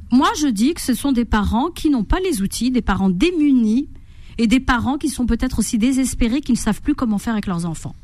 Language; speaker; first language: French; native; French